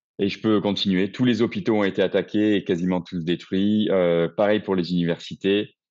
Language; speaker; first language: French; native; French